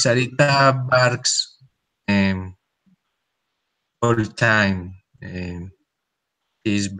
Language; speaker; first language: English; non-native, learner; Spanish